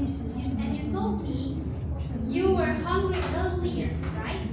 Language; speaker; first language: English; non-native, fluent; Indonesian